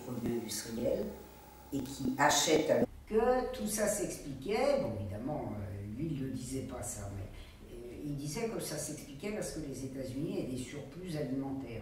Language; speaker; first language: French; native; French